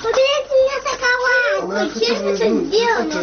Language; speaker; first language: Russian; non-native, learner; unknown